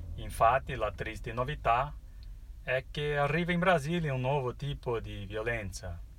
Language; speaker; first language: Italian; non-native, fluent; Portuguese